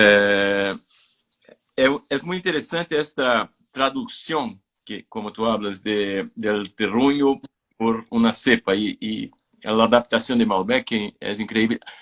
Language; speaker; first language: Spanish; non-native, fluent; Portuguese